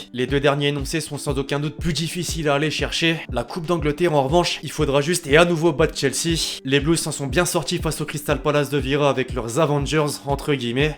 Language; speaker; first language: French; native; French